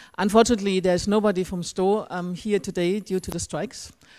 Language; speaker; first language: English; non-native, fluent; German